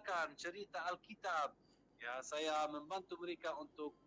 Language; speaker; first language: Indonesian; non-native, fluent; Arabic